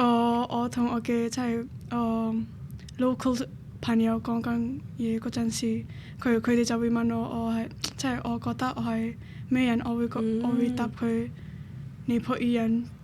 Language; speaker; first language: Cantonese; early bilingual, other home language; Nepali